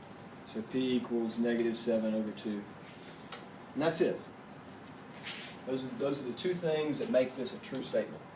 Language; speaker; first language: English; native; English